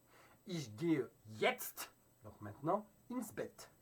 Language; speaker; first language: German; non-native, fluent; French